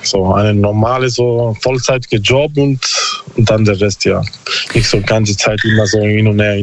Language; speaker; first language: German; non-native, learner; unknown